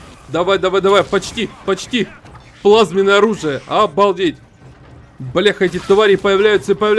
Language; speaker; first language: Russian; native; Russian